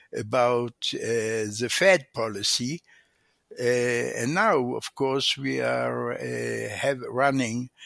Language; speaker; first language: English; non-native, fluent; Hebrew